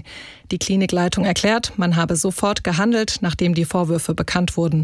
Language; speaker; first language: German; native; German